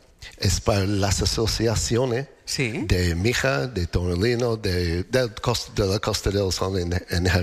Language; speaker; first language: Spanish; non-native, learner; English